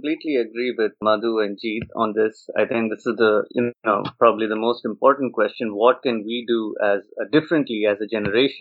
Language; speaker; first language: English; non-native, local second language; Odia